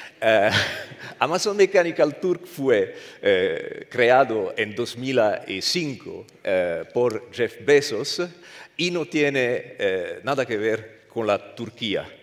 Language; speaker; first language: Spanish; non-native, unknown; Italian